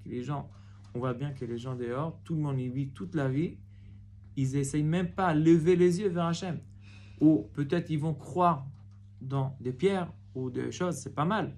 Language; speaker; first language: French; non-native, fluent; Hebrew